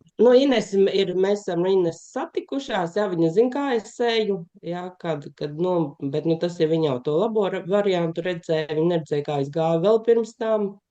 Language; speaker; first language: Latvian; native; Latvian